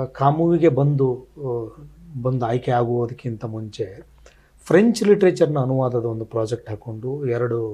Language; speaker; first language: Kannada; native; Kannada